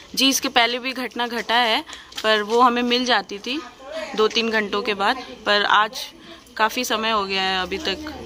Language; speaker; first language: Hindi; native; Hindi